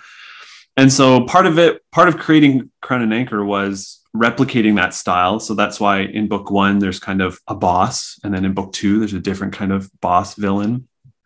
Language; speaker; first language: English; native; English